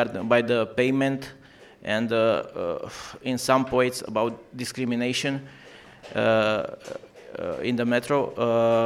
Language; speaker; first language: English; non-native, learner; Romanian